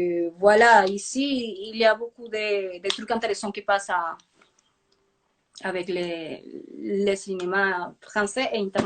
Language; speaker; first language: French; non-native, fluent; Spanish